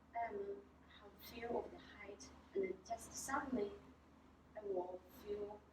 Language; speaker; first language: English; non-native, fluent; Chinese